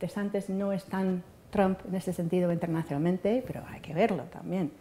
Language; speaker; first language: Spanish; non-native, fluent; English